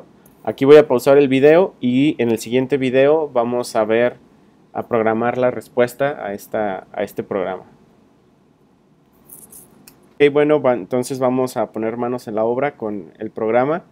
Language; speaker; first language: Spanish; native; Spanish